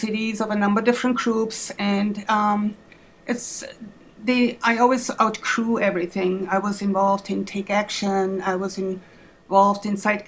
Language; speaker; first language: English; non-native, fluent; German